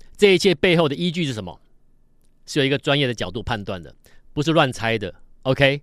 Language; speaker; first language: Chinese; native; Chinese